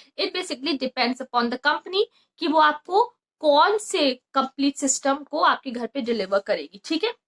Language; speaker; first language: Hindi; native; Hindi